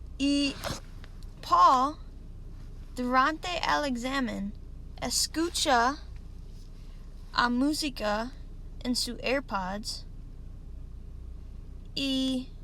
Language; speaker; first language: Spanish; non-native, learner; English